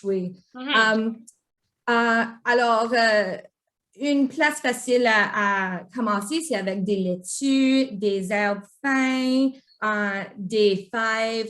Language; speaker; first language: French; non-native, local second language; English